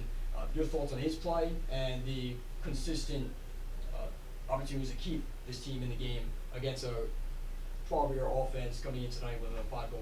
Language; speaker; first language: English; native; English